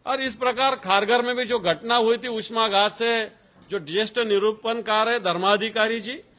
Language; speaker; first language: Hindi; non-native, local second language; Marathi